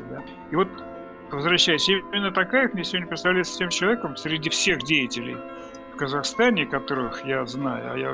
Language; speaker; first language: Russian; native; Russian